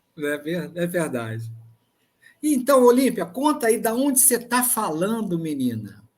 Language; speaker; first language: Portuguese; native; Portuguese